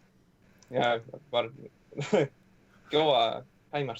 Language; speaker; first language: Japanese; non-native, learner; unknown